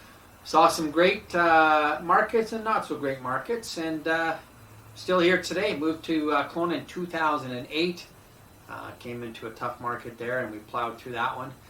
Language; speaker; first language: English; native; English